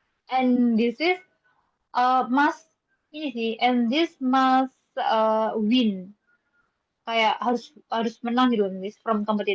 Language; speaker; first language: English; non-native, learner; Indonesian